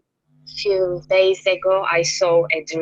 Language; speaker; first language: English; non-native, learner; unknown